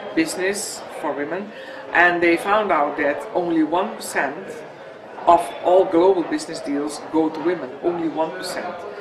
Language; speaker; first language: English; non-native, fluent; Dutch